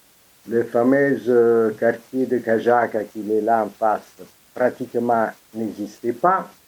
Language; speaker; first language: French; non-native, fluent; Italian